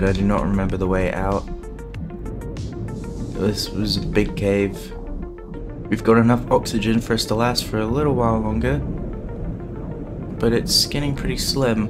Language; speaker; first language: English; native; English